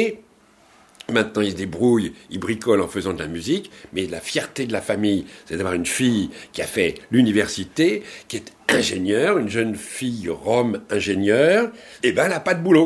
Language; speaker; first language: French; native; French